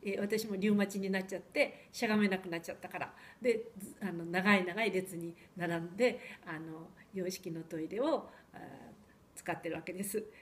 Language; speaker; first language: Japanese; early bilingual, heritage; Japanese